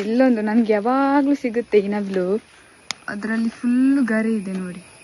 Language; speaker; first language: Kannada; non-native, local second language; Tulu